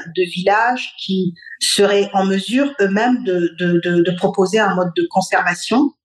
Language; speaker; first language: French; non-native, local second language; Bambara